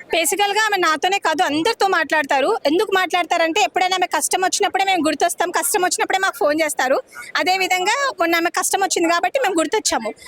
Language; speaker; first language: Telugu; non-native, local second language; Lambadi